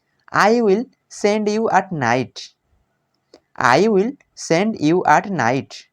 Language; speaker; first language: English; non-native, local second language; Odia